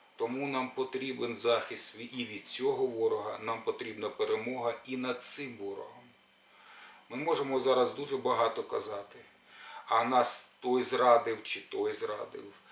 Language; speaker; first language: Ukrainian; native; Ukrainian